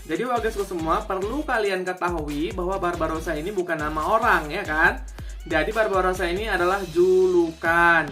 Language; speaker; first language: Indonesian; non-native, local second language; Achinese